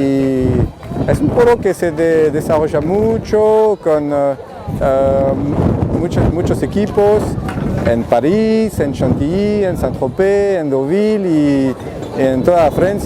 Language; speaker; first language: Spanish; non-native, fluent; French